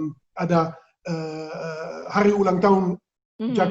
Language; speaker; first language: Indonesian; non-native, fluent; Dutch